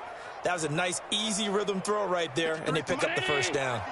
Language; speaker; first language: English; native; English